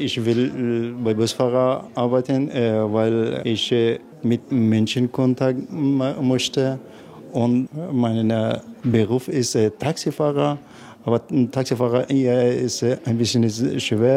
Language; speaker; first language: German; non-native, learner; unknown